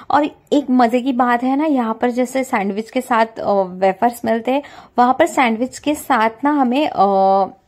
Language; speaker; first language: Hindi; non-native, local second language; Marathi